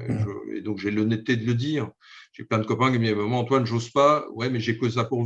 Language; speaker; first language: French; native; French